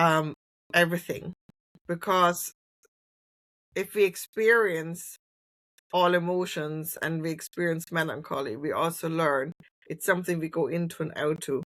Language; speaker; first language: English; non-native, fluent; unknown